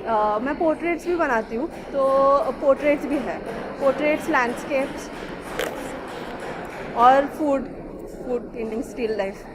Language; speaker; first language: Hindi; native; Hindi